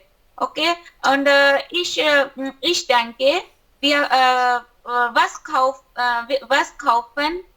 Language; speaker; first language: German; non-native, learner; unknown